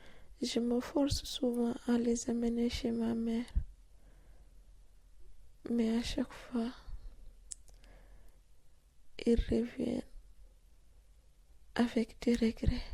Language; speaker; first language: French; non-native, local second language; Fula